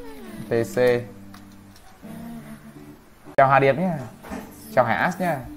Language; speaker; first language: Vietnamese; native; Vietnamese